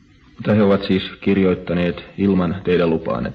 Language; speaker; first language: Finnish; native; Finnish